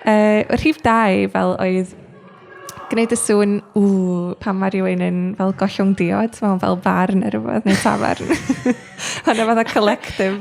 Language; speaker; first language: Welsh; native; Welsh